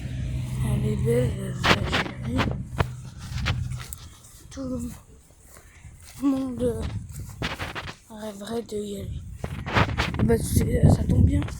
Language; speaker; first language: French; early bilingual, other home language; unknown